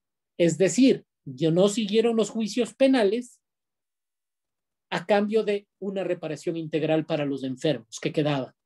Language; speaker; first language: Spanish; native; Spanish